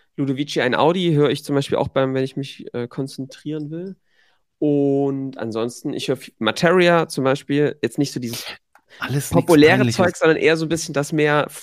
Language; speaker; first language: German; native; German